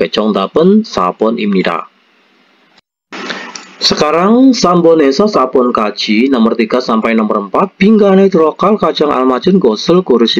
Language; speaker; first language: Korean; non-native, fluent; Indonesian